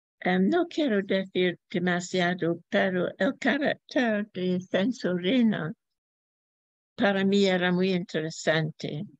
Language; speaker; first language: Spanish; non-native, learner; English